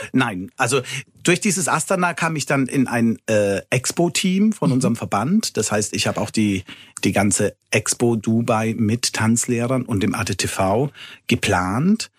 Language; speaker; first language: German; early bilingual, other home language; Italian